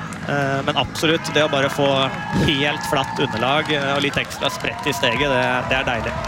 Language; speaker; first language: Norwegian; native; Norwegian